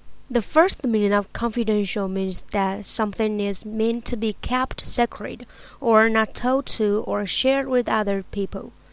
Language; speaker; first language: English; non-native, fluent; Chinese